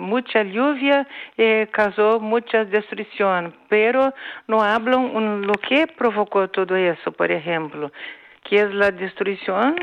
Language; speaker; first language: Spanish; non-native, fluent; Portuguese